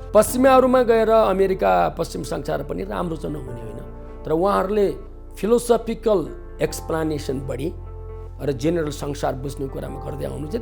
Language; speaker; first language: Nepali; native; Nepali